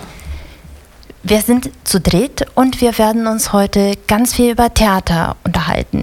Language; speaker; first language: German; native; German